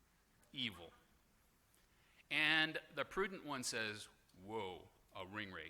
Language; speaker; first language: English; native; English